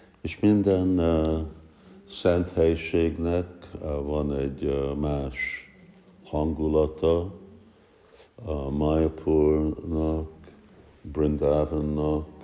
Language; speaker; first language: Hungarian; early bilingual, heritage; Hungarian